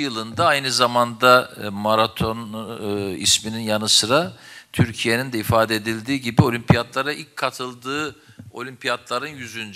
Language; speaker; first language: Turkish; native; Turkish